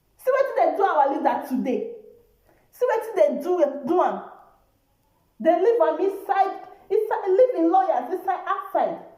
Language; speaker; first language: Nigerian Pidgin; non-native, local second language; Igbo